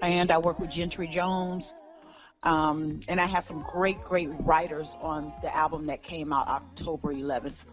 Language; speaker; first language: English; native; English